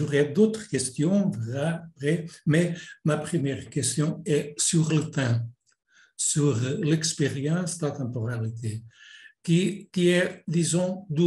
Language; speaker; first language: French; non-native, fluent; Portuguese